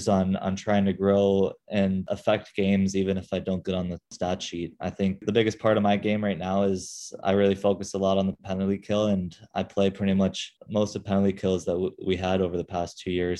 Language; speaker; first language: English; native; English